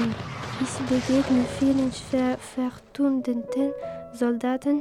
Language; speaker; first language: German; non-native, learner; French